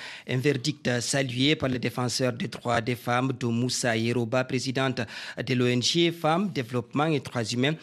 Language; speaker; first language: French; non-native, local second language; Fula